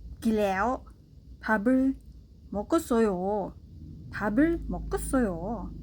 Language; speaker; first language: Korean; non-native, learner; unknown